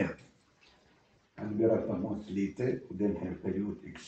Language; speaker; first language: Swedish; non-native, learner; Arabic